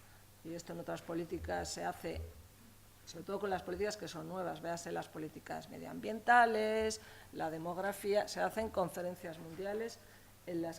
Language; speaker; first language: Spanish; native; Spanish